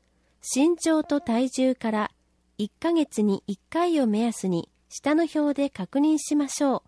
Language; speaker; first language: Japanese; native; Japanese